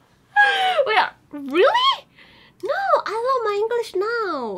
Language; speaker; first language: English; non-native, learner; Korean